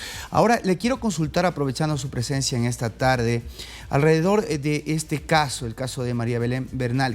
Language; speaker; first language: Spanish; native; Spanish